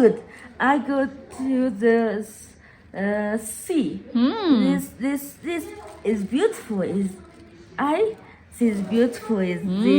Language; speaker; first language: English; non-native, learner; Chinese